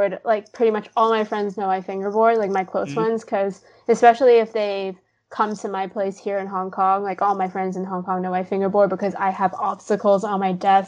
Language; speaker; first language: English; non-native, local second language; Cantonese